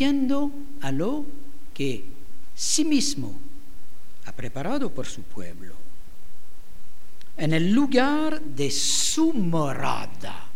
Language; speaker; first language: Spanish; non-native, fluent; French